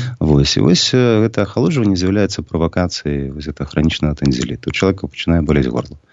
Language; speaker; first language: Belarusian; native; Belarusian